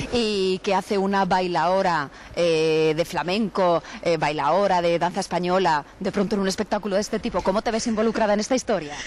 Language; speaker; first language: Spanish; native; Spanish